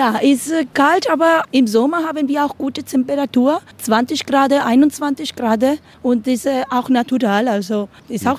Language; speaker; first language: German; non-native, learner; Spanish